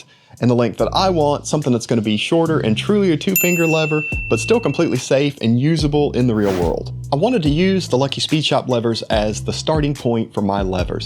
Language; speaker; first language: English; native; English